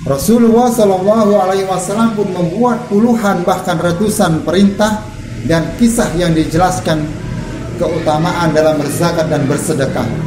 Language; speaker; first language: Indonesian; native; Indonesian